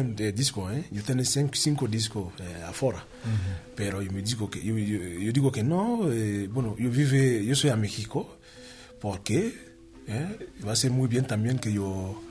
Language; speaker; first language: Spanish; non-native, learner; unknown